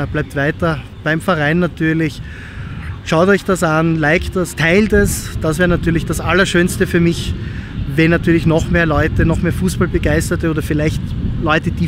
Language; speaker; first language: German; native; German